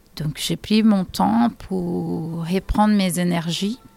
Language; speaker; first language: French; non-native, fluent; Portuguese